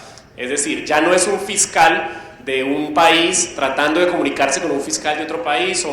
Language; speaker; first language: Spanish; native; Spanish